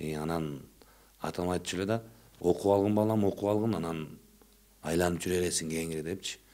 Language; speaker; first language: Kyrgyz; non-native, local second language; Uzbek